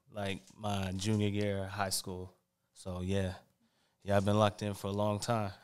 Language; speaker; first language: English; native; English